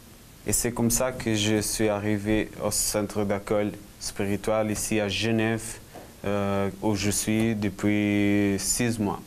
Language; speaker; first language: French; non-native, learner; Portuguese